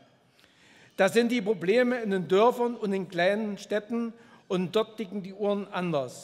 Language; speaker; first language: German; native; German